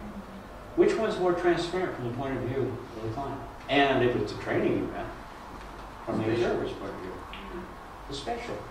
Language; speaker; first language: English; native; English